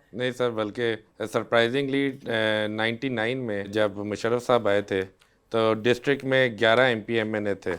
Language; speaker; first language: Urdu; non-native, local second language; Punjabi